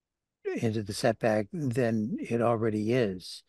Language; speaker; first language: English; native; English